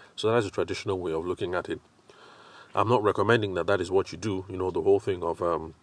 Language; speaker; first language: English; non-native, local second language; Yoruba